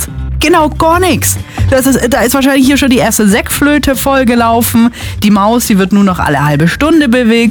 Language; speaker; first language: German; native; German